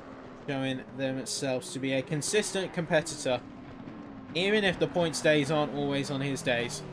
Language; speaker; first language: English; native; English